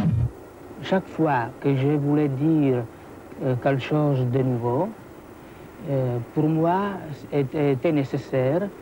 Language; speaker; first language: French; non-native, fluent; Italian